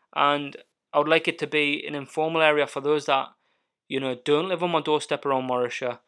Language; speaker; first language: English; native; English